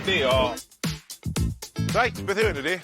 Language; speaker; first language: Welsh; non-native, learner; English